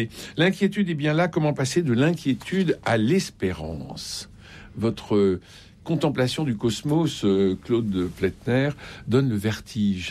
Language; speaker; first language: French; native; French